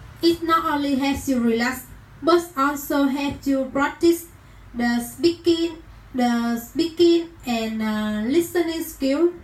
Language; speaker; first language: English; non-native, learner; Vietnamese